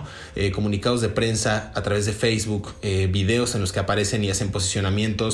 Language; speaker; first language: Spanish; native; Spanish